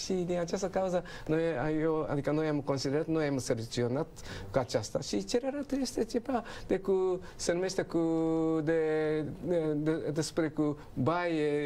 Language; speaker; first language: Romanian; non-native, learner; Japanese